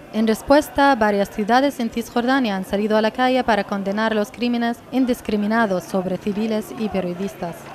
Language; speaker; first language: Spanish; non-native, fluent; Arabic